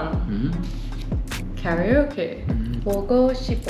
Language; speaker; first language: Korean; non-native, learner; English